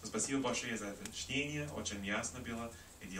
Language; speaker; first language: Russian; non-native, learner; English